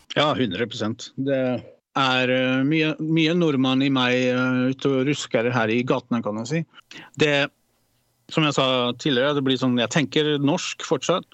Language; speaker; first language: Norwegian; early bilingual, other home language; Polish